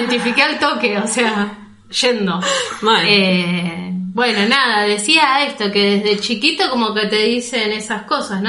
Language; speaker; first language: Spanish; native; Spanish